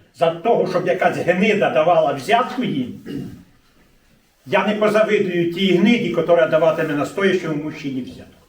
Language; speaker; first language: Ukrainian; native; Ukrainian